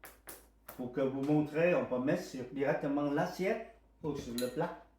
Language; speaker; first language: French; non-native, fluent; Vietnamese